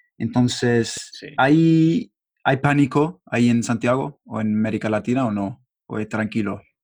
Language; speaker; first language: Spanish; non-native, learner; English